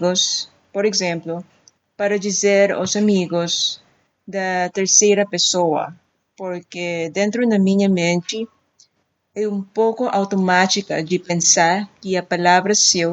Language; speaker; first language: Portuguese; non-native, fluent; Filipino